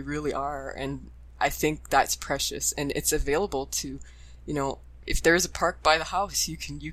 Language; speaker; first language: English; native; English